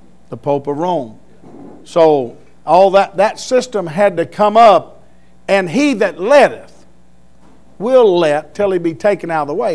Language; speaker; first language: English; native; English